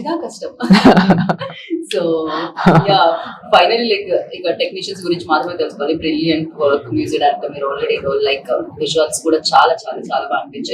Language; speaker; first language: Telugu; native; Telugu